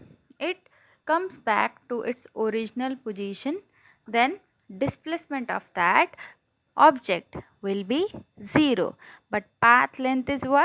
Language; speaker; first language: English; non-native, local second language; Marathi